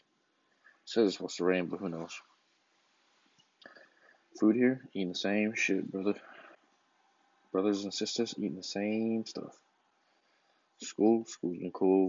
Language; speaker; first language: English; native; English